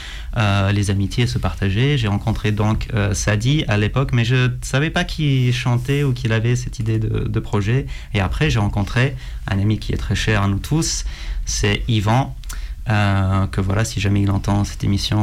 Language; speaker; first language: French; non-native, fluent; English